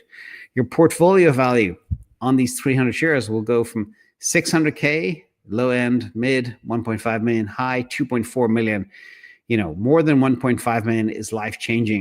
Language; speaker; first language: English; native; English